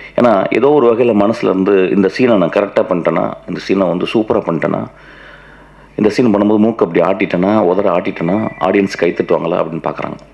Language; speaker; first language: Tamil; non-native, local second language; Malayalam